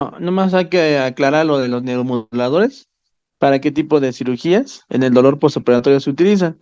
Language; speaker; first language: Spanish; native; Spanish